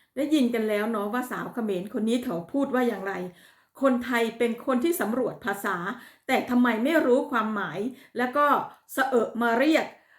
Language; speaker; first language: Thai; native; Thai